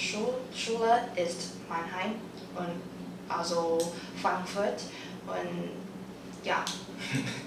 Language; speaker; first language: German; non-native, learner; Chinese